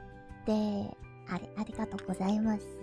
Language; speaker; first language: Japanese; non-native, learner; English